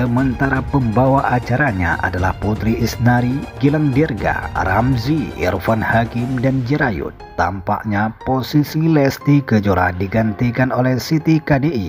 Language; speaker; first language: Indonesian; native; Indonesian